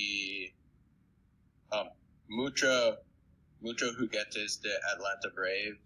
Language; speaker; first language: Spanish; non-native, learner; English